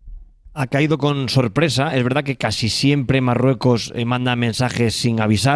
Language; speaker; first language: Spanish; non-native, fluent; Arabic